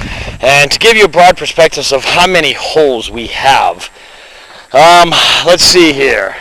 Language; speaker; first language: English; native; English